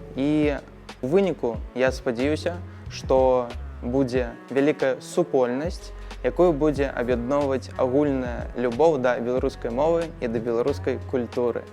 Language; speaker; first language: Belarusian; non-native, local second language; Russian